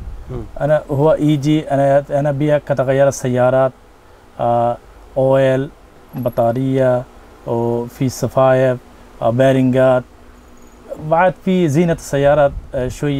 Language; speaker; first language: Arabic; non-native, learner; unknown